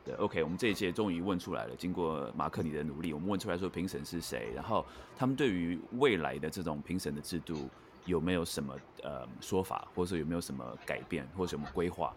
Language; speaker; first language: Chinese; native; Chinese